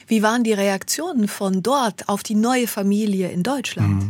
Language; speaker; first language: German; native; German